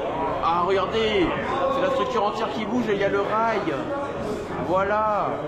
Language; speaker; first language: French; native; French